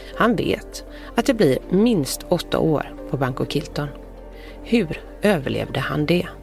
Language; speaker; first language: Swedish; native; Swedish